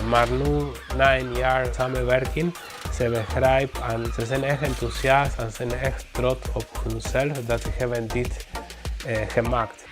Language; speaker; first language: Dutch; non-native, learner; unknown